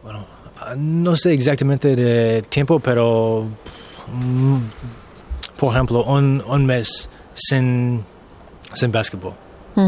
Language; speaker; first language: Spanish; non-native, learner; English